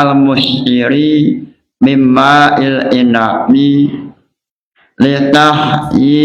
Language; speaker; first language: Arabic; non-native, fluent; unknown